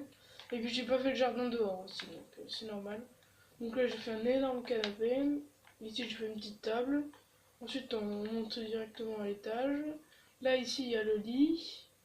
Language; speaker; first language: French; native; French